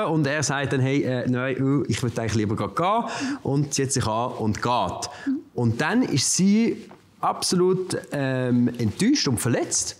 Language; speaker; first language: German; native; German